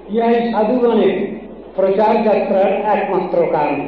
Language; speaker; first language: Bangla; native; Bangla